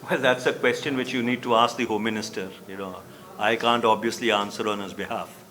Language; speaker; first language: English; non-native, local second language; Hindi